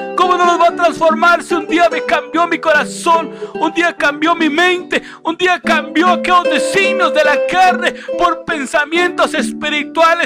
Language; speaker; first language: Spanish; native; Spanish